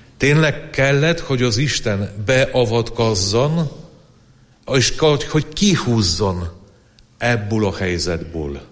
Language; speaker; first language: Hungarian; non-native, fluent; Polish